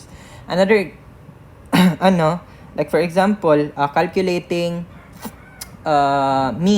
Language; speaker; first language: English; non-native, local second language; Cebuano